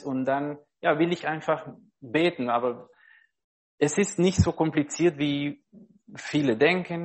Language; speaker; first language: German; non-native, fluent; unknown